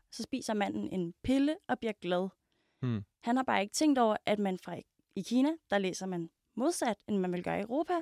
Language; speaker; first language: Danish; native; Danish